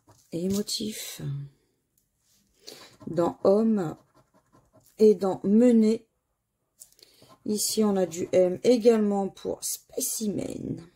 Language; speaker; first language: French; native; French